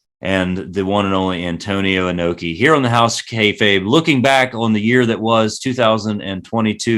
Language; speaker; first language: English; native; English